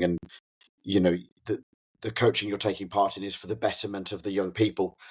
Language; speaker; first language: English; native; English